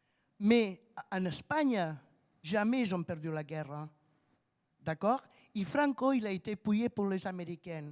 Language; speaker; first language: French; non-native, fluent; Catalan